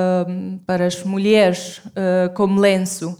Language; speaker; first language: Portuguese; non-native, fluent; Arabic